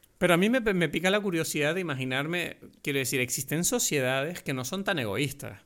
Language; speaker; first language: Spanish; native; Spanish